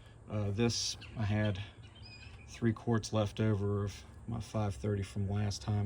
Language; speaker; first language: English; native; English